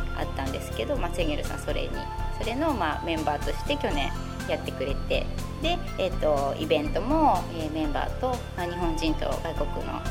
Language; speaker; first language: Japanese; native; Japanese